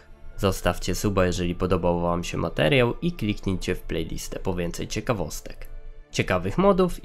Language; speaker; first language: Polish; native; Polish